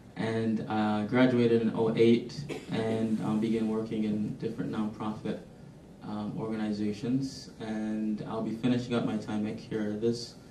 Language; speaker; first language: English; native; English